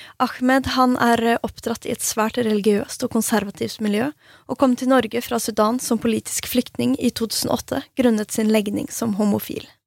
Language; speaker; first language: Norwegian; native; Norwegian